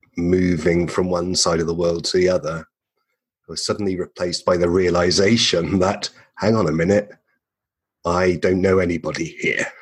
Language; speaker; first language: English; native; English